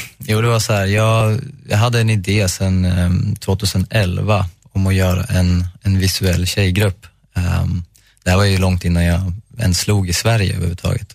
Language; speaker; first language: Swedish; native; Swedish